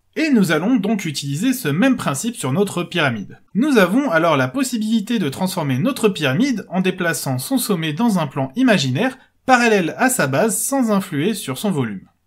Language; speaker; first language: French; native; French